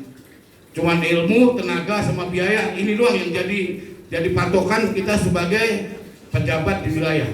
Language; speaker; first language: Indonesian; native; Indonesian